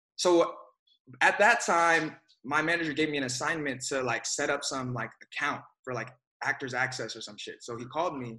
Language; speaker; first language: English; native; English